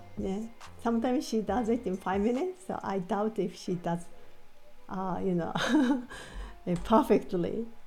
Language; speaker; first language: English; non-native, fluent; Japanese